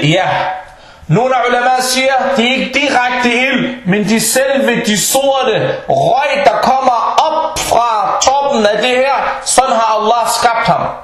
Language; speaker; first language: Danish; early bilingual, other home language; Arabic